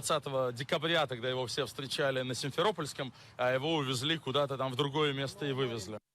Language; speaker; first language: Russian; native; Russian